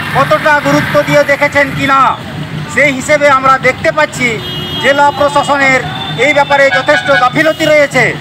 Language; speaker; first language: Bangla; non-native, local second language; Santali